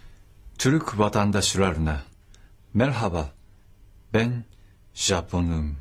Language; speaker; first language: Turkish; non-native, learner; Japanese